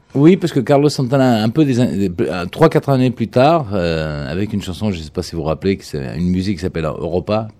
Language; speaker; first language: French; early bilingual, other home language; Portuguese